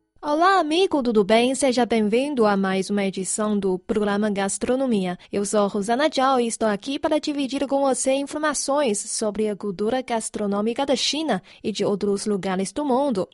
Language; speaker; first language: Portuguese; non-native, fluent; Chinese